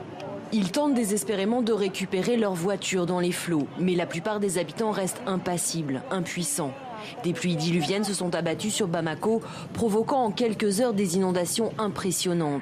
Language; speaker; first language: French; native; French